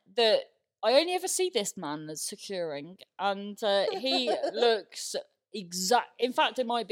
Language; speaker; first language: English; native; English